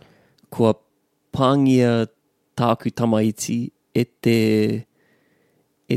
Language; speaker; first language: Māori; non-native, learner; English